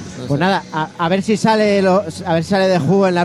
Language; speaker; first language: Spanish; native; Spanish